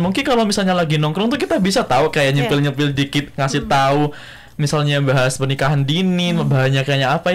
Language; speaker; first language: Indonesian; native; Indonesian